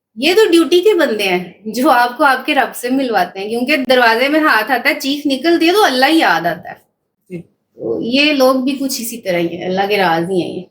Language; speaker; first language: Urdu; non-native, local second language; Punjabi